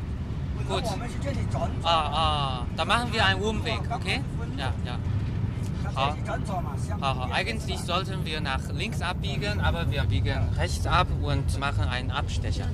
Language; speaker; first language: German; non-native, fluent; Chinese